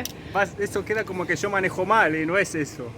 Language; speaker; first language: Spanish; native; Spanish